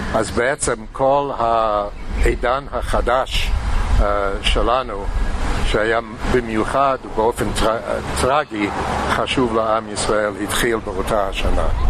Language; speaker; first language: Hebrew; non-native, fluent; English